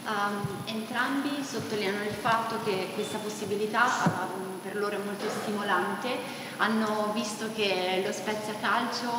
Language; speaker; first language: Italian; native; Italian